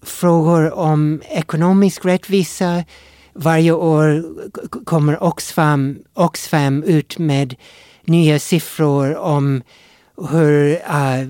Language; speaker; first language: Swedish; non-native, fluent; English